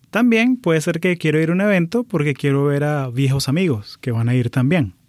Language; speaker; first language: Spanish; native; Spanish